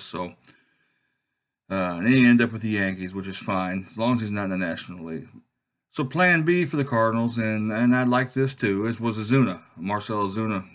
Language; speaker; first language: English; native; English